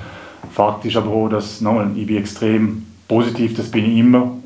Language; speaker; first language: German; native; German